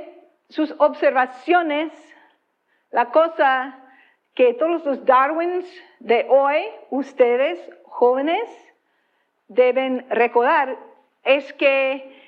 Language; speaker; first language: Spanish; non-native, fluent; English